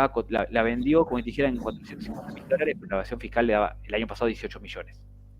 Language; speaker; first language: Spanish; native; Spanish